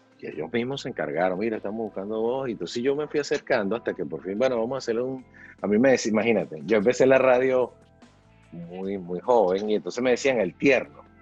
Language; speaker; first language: Spanish; native; Spanish